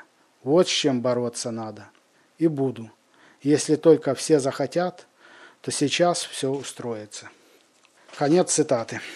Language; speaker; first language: Russian; native; Russian